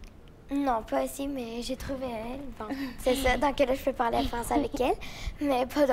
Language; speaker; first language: French; early bilingual, other home language; Spanish